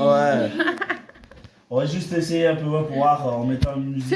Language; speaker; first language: French; native; French